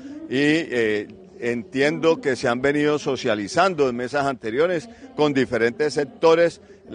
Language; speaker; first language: Spanish; native; Spanish